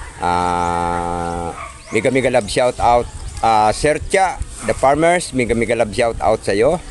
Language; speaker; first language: Filipino; non-native, local second language; Cebuano